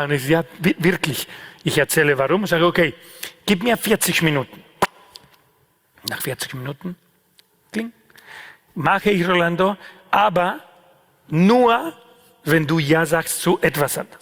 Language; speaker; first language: German; non-native, fluent; Spanish